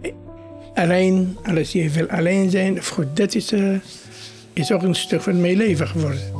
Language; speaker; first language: Dutch; non-native, fluent; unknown